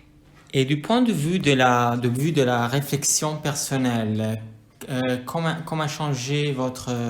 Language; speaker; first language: French; non-native, fluent; Italian